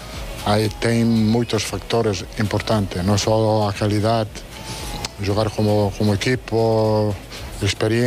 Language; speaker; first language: Portuguese; non-native, learner; Italian